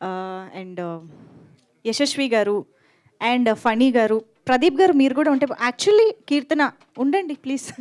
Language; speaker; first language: Telugu; native; Telugu